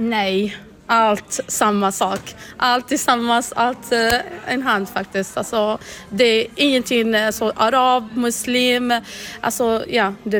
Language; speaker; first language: Swedish; non-native, learner; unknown